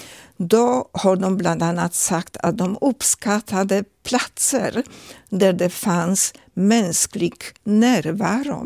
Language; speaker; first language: Swedish; non-native, fluent; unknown